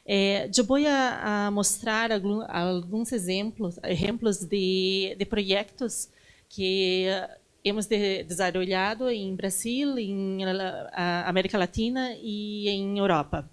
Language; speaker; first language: Spanish; non-native, learner; Portuguese